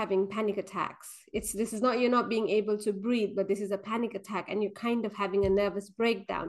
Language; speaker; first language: English; non-native, local second language; Nepali